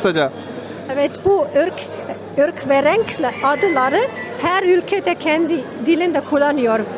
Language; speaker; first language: Turkish; non-native, fluent; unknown